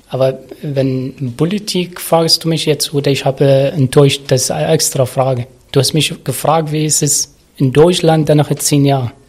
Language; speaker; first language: German; non-native, learner; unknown